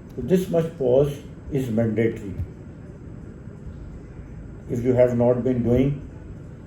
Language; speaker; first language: English; non-native, local second language; Urdu